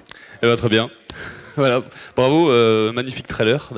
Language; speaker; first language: French; native; French